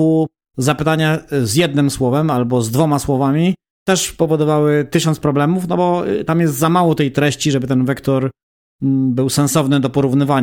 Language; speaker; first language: Polish; native; Polish